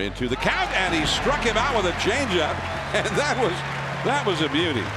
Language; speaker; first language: English; native; English